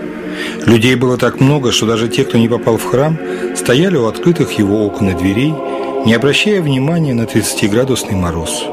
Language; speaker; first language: Russian; native; Russian